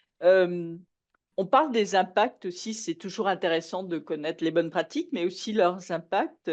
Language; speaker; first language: French; native; French